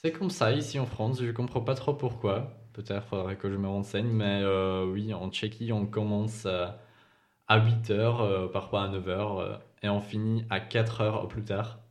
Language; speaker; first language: French; non-native, fluent; Czech